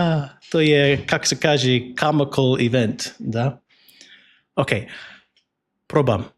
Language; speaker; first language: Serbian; non-native, learner; English